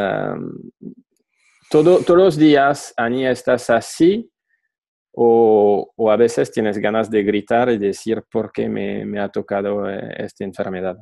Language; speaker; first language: Spanish; non-native, fluent; French